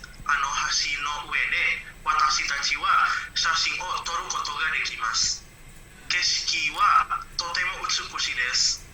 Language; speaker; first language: Japanese; non-native, learner; Indonesian